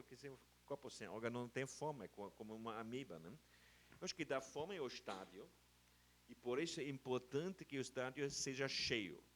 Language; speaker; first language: Portuguese; non-native, fluent; German